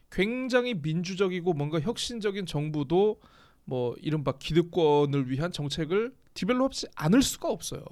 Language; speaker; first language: Korean; native; Korean